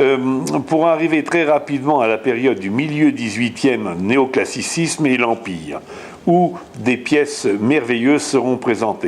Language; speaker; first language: French; native; French